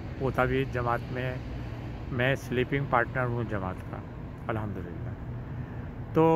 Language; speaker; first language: Urdu; native; Urdu